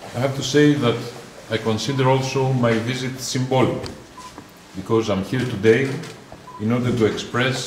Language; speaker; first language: English; non-native, fluent; Greek